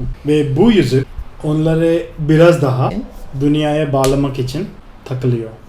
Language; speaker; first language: Turkish; non-native, fluent; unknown